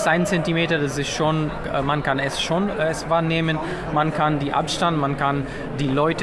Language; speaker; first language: German; non-native, learner; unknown